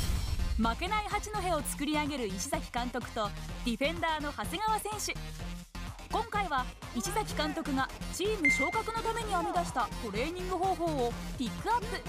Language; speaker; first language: Japanese; native; Japanese